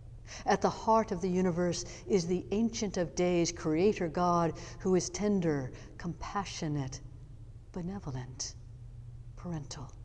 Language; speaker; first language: English; native; English